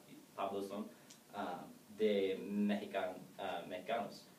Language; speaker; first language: Spanish; non-native, learner; English